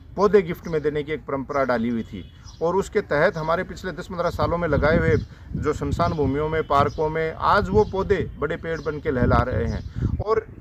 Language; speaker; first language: Hindi; native; Hindi